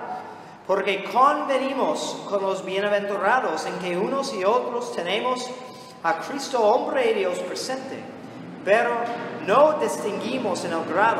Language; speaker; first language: Spanish; non-native, fluent; English